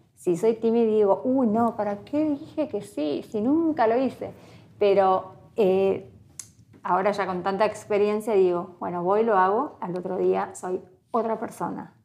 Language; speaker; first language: Spanish; native; Spanish